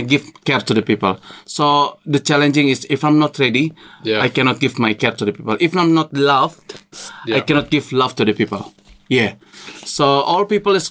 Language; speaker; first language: English; non-native, learner; Indonesian